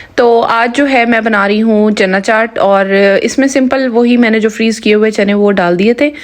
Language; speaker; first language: Urdu; native; Urdu